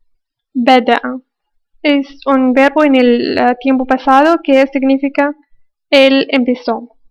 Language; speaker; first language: Spanish; non-native, fluent; Arabic